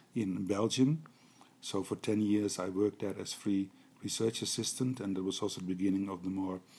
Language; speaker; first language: English; non-native, fluent; Dutch